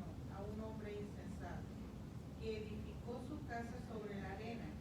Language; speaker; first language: Spanish; native; Spanish